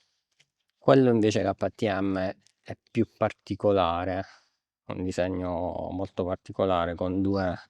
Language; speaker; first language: Italian; native; Italian